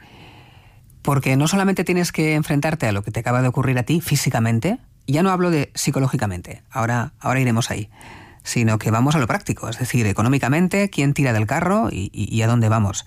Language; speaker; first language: Spanish; native; Spanish